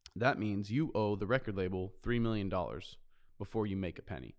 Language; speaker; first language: English; native; English